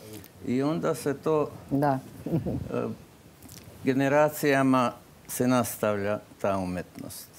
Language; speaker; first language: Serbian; non-native, local second language; Slovak